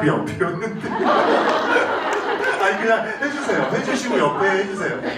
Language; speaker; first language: Korean; native; Korean